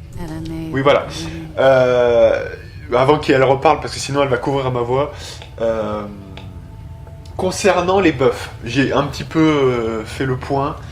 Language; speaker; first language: French; native; French